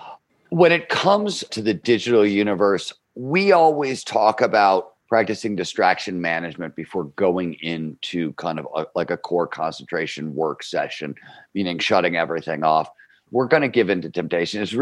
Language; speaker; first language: English; native; English